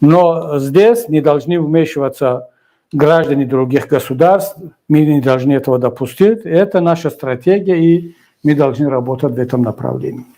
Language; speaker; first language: Russian; non-native, local second language; Tajik